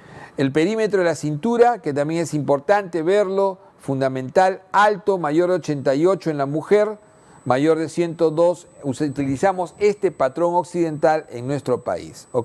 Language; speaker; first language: Spanish; native; Spanish